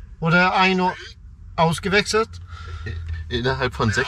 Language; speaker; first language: German; non-native, learner; Swedish